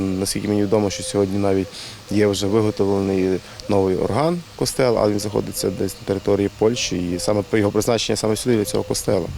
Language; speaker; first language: Ukrainian; native; Ukrainian